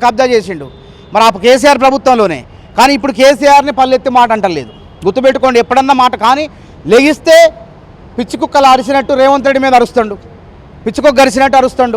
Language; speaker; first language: Telugu; native; Telugu